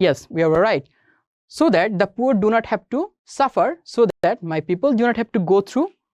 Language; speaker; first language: English; non-native, local second language; Bangla